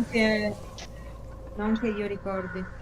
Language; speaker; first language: Italian; native; Italian